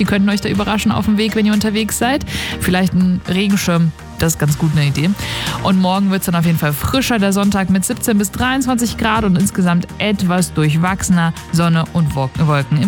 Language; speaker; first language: German; native; German